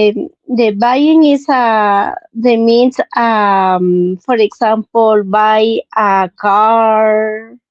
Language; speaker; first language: English; non-native, learner; Spanish